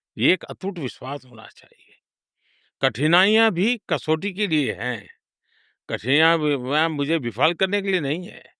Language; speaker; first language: Hindi; non-native, local second language; Gujarati